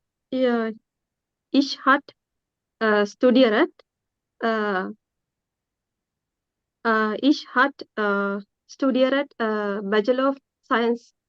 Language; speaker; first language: German; non-native, learner; Sinhala